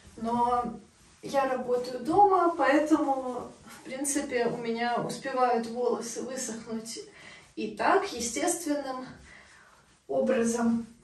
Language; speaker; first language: Russian; native; Russian